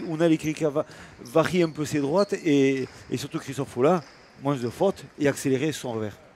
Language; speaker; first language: French; native; French